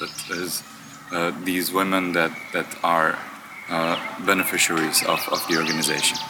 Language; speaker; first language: English; non-native, fluent; Croatian